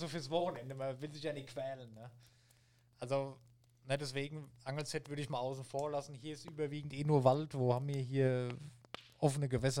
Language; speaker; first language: German; native; German